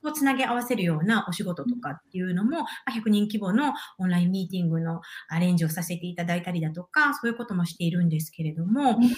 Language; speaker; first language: Japanese; native; Japanese